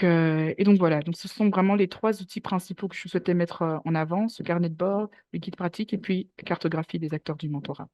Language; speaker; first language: French; native; French